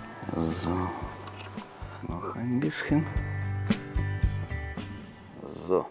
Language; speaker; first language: German; non-native, learner; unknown